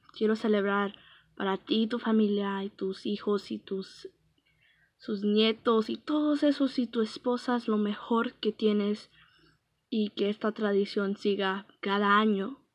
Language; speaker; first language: Spanish; early bilingual, heritage; Spanish